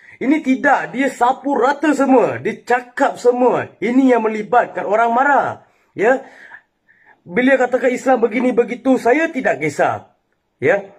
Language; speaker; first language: Malay; non-native, local second language; Tamil